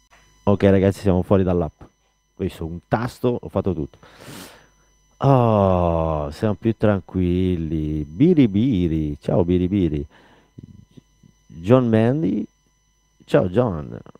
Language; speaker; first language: Italian; native; Italian